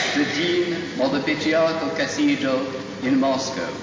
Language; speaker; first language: English; non-native, fluent; Russian